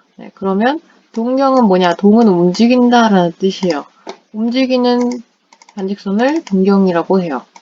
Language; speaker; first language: Korean; non-native, fluent; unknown